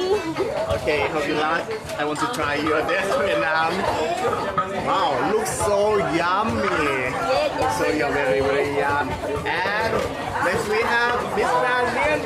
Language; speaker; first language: English; non-native, learner; Thai